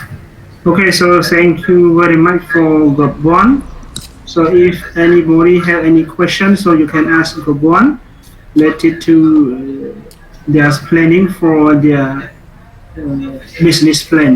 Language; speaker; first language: English; non-native, fluent; Khmer